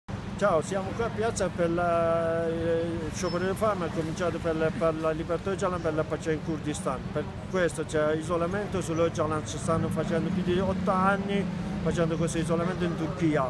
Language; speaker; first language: Italian; non-native, learner; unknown